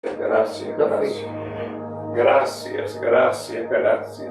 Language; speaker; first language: Spanish; native; Spanish